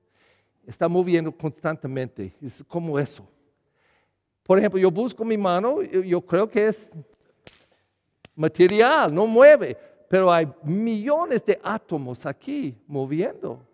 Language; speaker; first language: Spanish; non-native, learner; English